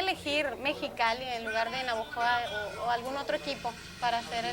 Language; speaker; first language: Spanish; native; Spanish